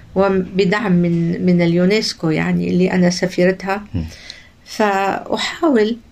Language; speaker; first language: Arabic; native; Arabic